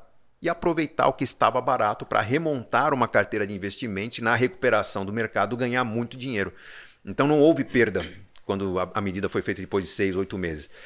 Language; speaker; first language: Portuguese; native; Portuguese